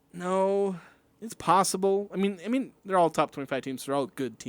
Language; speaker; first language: English; native; English